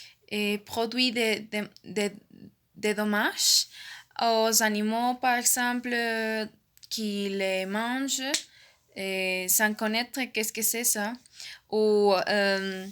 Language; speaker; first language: French; non-native, learner; Spanish